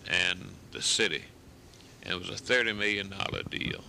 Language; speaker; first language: English; native; English